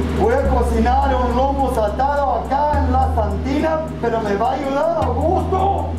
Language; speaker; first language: Spanish; non-native, learner; English